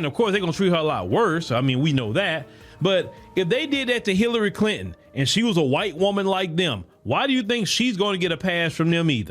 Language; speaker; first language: English; native; English